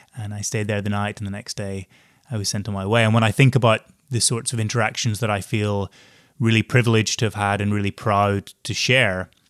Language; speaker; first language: English; native; English